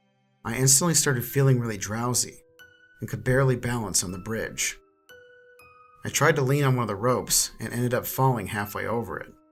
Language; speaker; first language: English; native; English